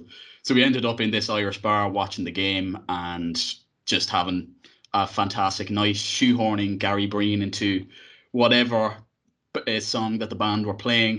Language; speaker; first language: English; native; English